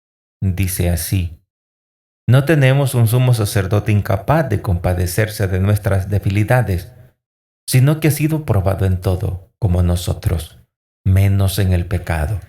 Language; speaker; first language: Spanish; native; Spanish